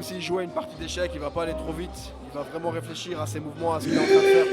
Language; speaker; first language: French; native; French